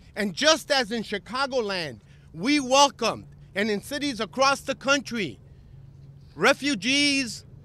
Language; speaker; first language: English; non-native, fluent; Spanish